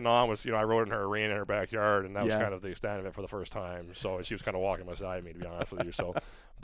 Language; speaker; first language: English; native; English